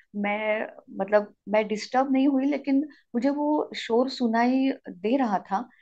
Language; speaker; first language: Hindi; non-native, local second language; Marathi